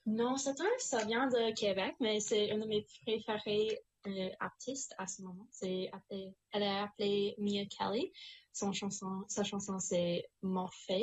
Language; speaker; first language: French; non-native, local second language; English